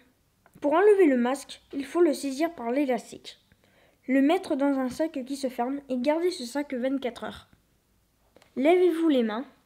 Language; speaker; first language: French; native; French